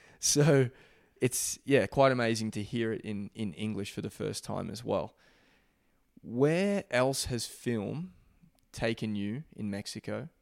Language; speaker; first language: English; native; English